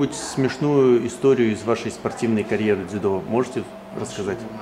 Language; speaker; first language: Russian; native; Russian